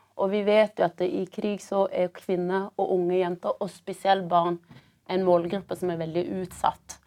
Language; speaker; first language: Norwegian; early bilingual, other home language; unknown